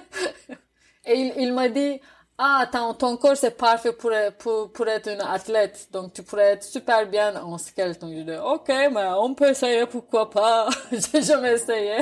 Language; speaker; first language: French; non-native, fluent; Turkish